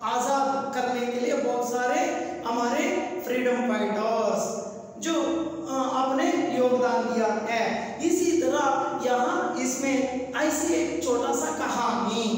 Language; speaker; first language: Hindi; non-native, local second language; Kannada